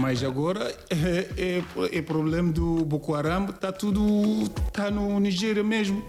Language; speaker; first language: Portuguese; non-native, learner; Yoruba